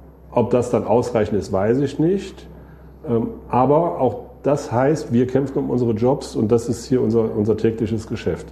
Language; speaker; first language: German; native; German